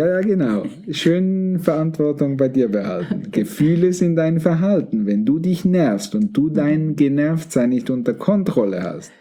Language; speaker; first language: German; native; German